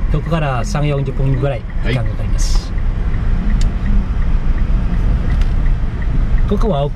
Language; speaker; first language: Japanese; non-native, learner; Indonesian